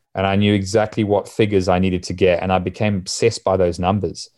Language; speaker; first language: English; native; English